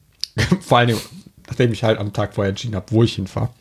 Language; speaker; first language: German; non-native, fluent; French